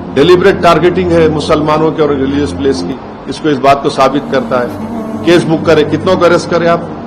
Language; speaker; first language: Hindi; native; Hindi